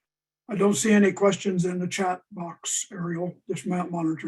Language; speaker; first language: English; native; English